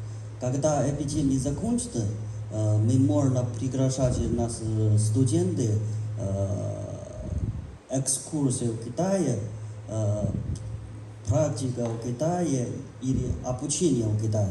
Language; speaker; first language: Russian; non-native, learner; Chinese